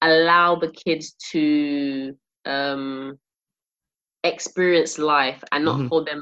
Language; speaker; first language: English; native; English